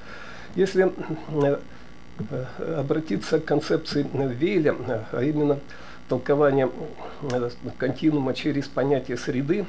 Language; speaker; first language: Russian; native; Russian